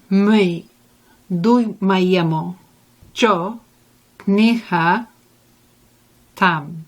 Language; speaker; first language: Ukrainian; non-native, learner; English